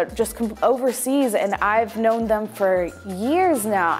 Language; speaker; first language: English; native; English